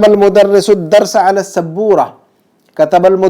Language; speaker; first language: Arabic; non-native, fluent; Urdu